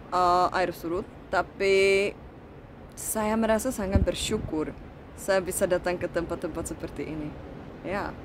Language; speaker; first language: Indonesian; non-native, fluent; Czech